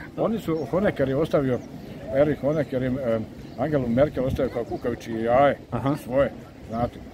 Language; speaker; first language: Bosnian; native; Bosnian